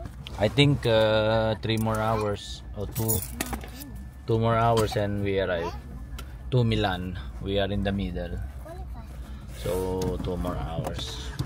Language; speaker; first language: English; non-native, local second language; Filipino